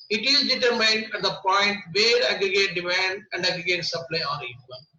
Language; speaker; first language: English; non-native, local second language; Telugu